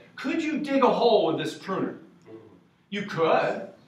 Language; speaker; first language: English; native; English